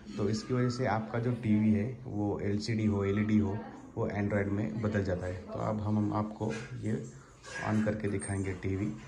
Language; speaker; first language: Hindi; non-native, local second language; Marathi